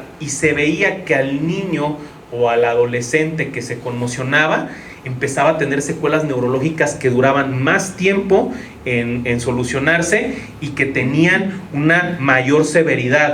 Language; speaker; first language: Spanish; native; Spanish